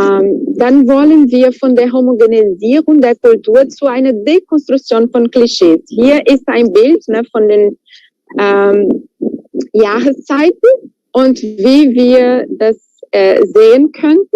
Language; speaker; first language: German; non-native, fluent; Portuguese